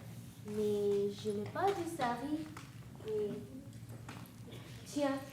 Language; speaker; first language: French; non-native, learner; Bangla